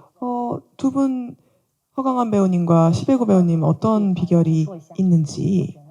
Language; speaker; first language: Korean; native; Korean